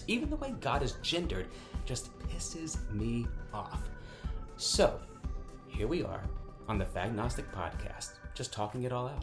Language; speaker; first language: English; native; English